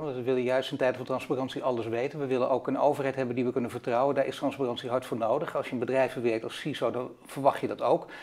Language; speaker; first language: Dutch; native; Dutch